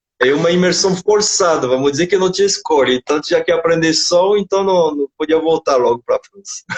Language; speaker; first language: Portuguese; non-native, fluent; French